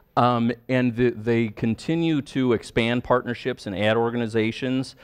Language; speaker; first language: English; native; English